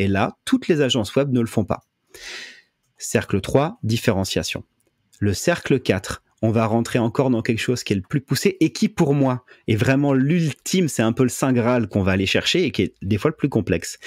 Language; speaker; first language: French; native; French